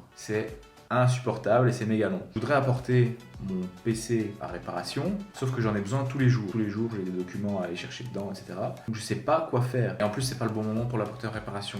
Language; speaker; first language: French; native; French